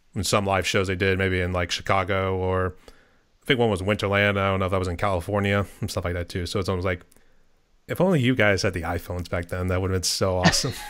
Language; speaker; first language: English; native; English